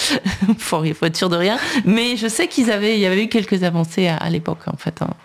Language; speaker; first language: French; native; French